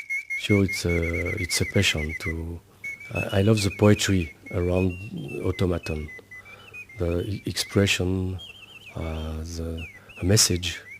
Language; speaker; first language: English; non-native, learner; French